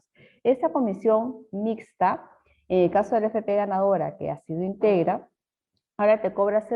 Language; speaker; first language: Spanish; native; Spanish